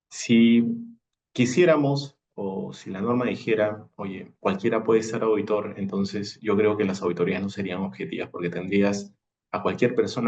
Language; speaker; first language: Spanish; native; Spanish